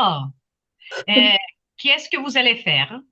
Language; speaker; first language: French; non-native, fluent; Ukrainian